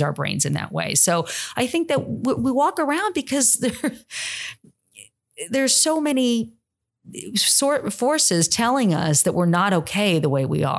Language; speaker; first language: English; native; English